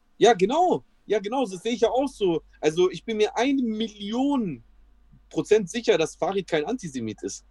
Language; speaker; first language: German; early bilingual, other home language; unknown